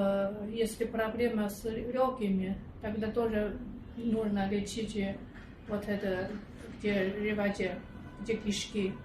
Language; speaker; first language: Russian; non-native, learner; Chinese